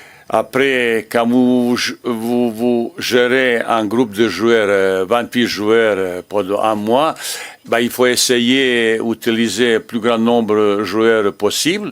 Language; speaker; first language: French; non-native, learner; Bosnian